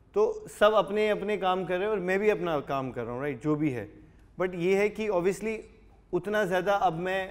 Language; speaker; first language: Hindi; native; Hindi